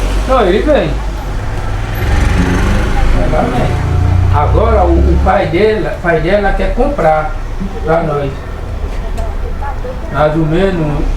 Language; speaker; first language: Portuguese; non-native, learner; Haitian Creole